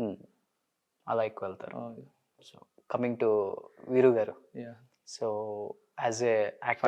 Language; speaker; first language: Telugu; native; Telugu